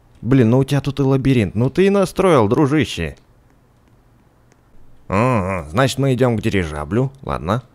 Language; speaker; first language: Russian; native; Russian